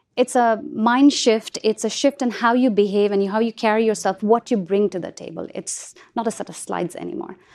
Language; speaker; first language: English; non-native, local second language; Hindi